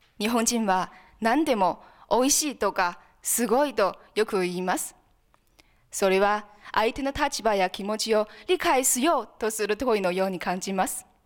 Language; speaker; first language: Japanese; non-native, fluent; Chinese